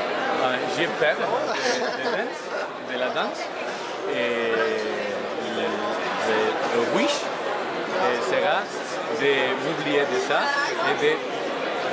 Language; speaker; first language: French; non-native, learner; Spanish